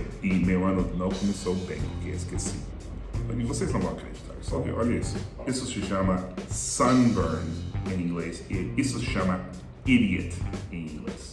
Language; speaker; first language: Portuguese; non-native, fluent; English